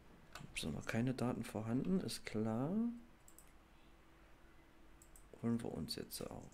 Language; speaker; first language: German; native; German